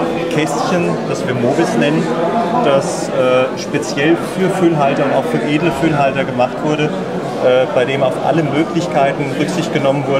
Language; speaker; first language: German; native; German